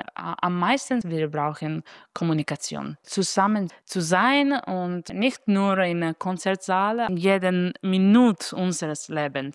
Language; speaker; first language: German; non-native, fluent; Italian